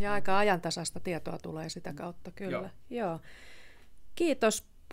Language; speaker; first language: Finnish; native; Finnish